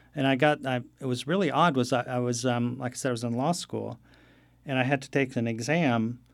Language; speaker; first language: English; non-native, fluent; Arabic